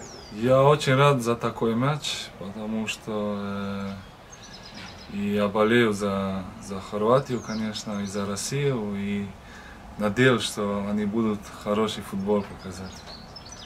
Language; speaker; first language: Russian; non-native, learner; Croatian